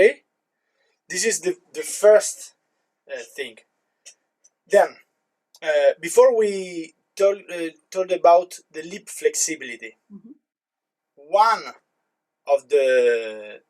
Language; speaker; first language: English; non-native, learner; Italian